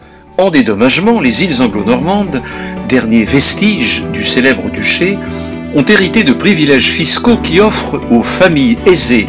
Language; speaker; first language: French; native; French